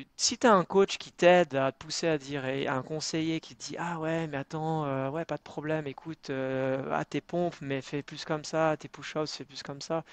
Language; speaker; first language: French; native; French